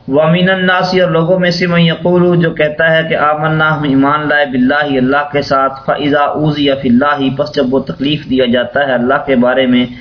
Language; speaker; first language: Urdu; non-native, local second language; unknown